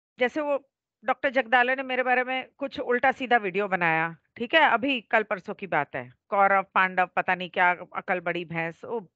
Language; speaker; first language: Hindi; native; Hindi